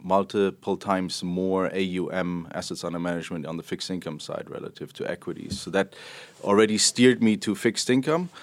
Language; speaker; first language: English; non-native, fluent; German